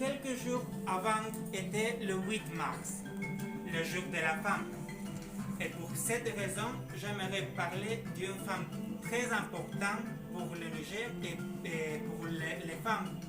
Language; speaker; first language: French; non-native, learner; Spanish